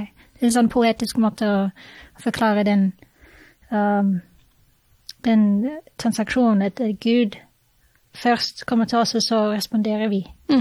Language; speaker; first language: Norwegian; non-native, fluent; English